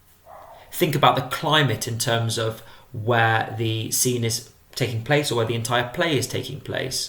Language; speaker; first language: English; native; English